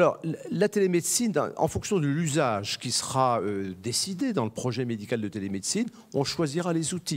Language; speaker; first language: French; native; French